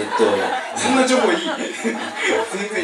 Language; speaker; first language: Japanese; early bilingual, other home language; Korean